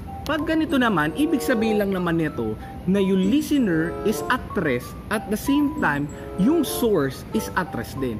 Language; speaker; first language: English; non-native, local second language; Filipino